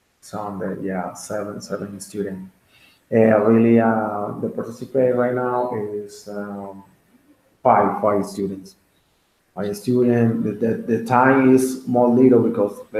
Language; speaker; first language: English; non-native, learner; Spanish